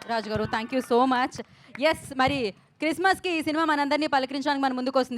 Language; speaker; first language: Telugu; native; Telugu